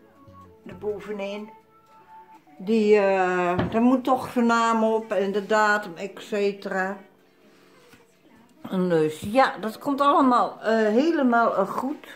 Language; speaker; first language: Dutch; native; Dutch